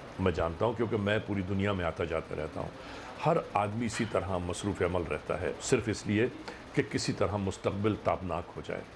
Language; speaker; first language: Urdu; native; Urdu